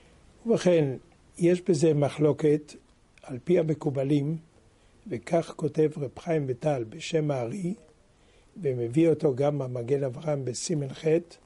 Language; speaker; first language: Hebrew; non-native, fluent; French